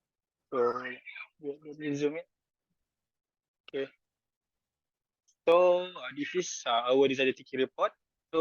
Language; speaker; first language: English; non-native, fluent; Malay